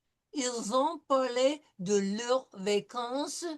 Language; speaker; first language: French; non-native, fluent; English